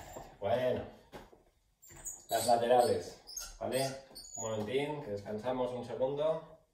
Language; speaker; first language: Spanish; native; Spanish